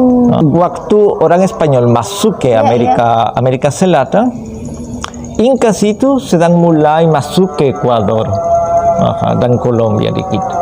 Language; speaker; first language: Indonesian; non-native, fluent; Spanish